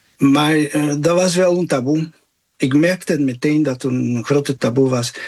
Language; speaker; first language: Dutch; non-native, fluent; Spanish